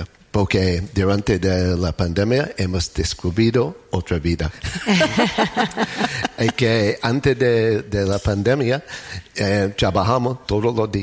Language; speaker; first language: Spanish; non-native, learner; English